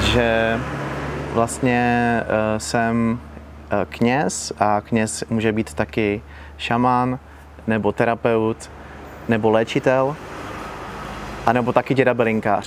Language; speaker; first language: Czech; native; Czech